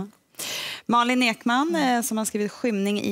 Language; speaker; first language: Swedish; native; Swedish